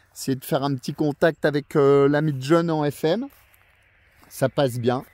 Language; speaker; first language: French; native; French